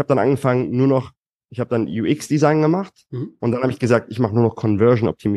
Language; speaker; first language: German; native; German